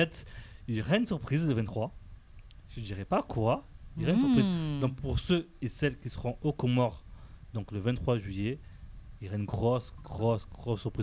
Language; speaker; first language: French; native; French